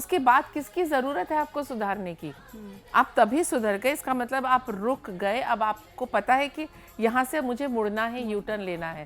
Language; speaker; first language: Hindi; native; Hindi